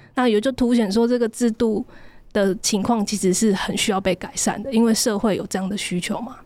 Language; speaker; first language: Chinese; native; Chinese